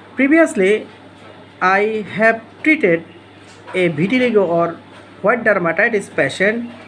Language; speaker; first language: English; non-native, local second language; Bangla